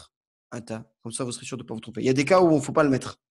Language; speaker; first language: French; native; French